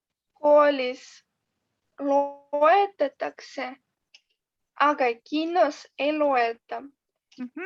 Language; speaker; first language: Estonian; non-native, learner; Russian